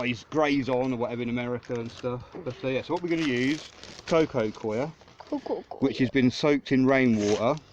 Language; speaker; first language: English; native; English